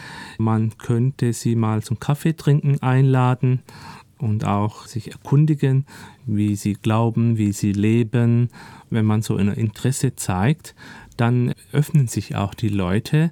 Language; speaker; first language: German; early bilingual, other home language; Turkish